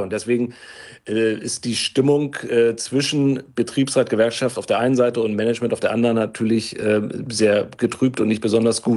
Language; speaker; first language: German; native; German